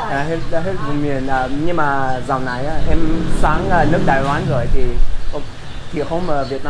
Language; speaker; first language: Vietnamese; non-native, learner; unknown